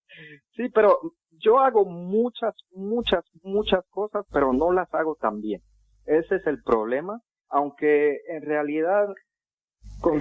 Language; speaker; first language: Spanish; non-native, fluent; English